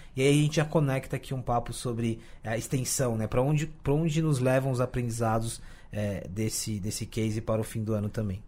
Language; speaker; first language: Portuguese; native; Portuguese